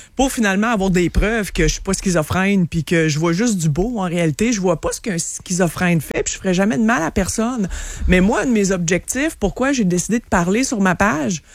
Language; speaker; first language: French; native; French